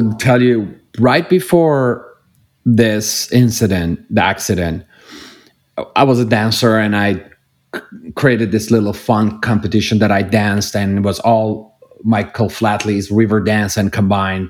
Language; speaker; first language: English; non-native, fluent; Persian